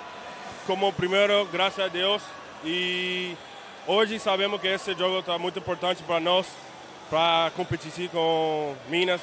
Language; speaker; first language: Portuguese; non-native, learner; Spanish